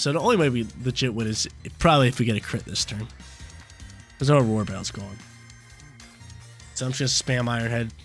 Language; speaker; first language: English; native; English